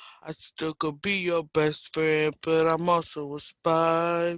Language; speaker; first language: English; native; English